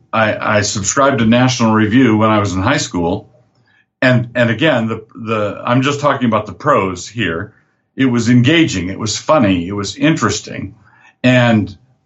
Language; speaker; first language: English; native; English